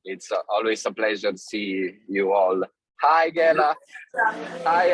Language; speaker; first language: English; non-native, fluent; Italian